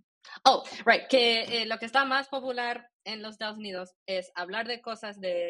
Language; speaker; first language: Spanish; early bilingual, heritage; Spanish